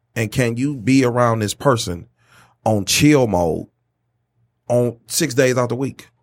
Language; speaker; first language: English; native; English